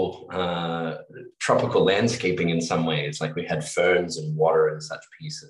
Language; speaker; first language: English; native; English